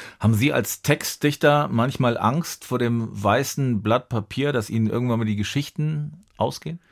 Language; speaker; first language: German; native; German